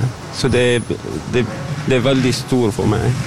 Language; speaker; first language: Norwegian; non-native, fluent; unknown